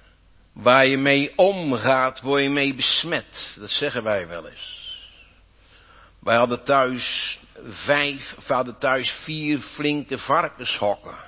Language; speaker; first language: Dutch; native; Dutch